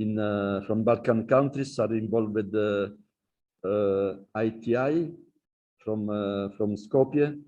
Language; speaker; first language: English; non-native, learner; Italian